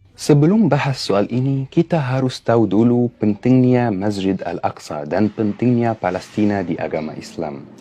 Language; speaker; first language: Malay; non-native, fluent; Arabic